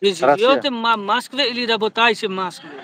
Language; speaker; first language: Russian; non-native, learner; Hindi